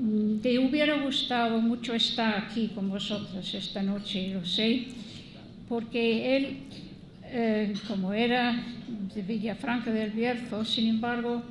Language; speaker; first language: Spanish; non-native, fluent; English